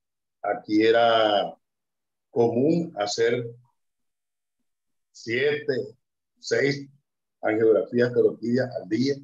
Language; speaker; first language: Spanish; native; Spanish